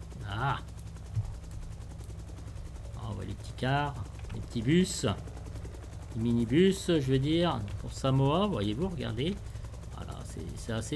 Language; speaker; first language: French; native; French